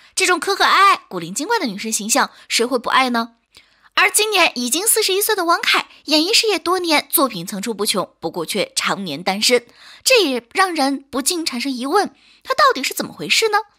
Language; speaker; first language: Chinese; native; Chinese